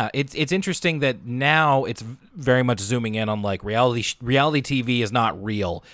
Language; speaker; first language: English; native; English